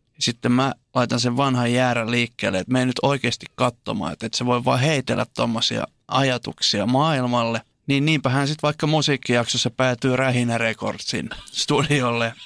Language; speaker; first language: Finnish; native; Finnish